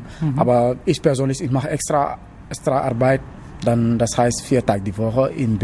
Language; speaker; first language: German; non-native, learner; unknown